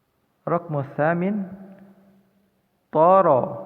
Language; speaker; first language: Arabic; non-native, fluent; Indonesian